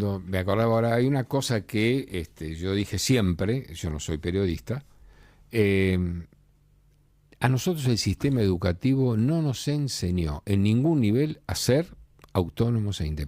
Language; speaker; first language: Spanish; native; Spanish